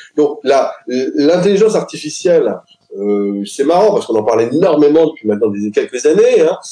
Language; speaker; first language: French; native; French